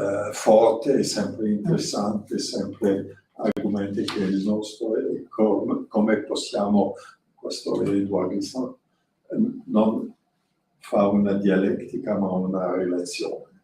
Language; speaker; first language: Italian; non-native, learner; French